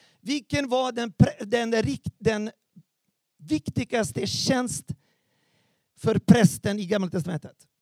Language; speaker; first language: Swedish; non-native, fluent; Portuguese